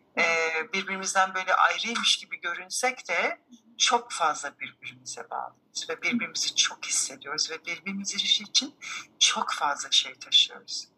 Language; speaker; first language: Turkish; native; Turkish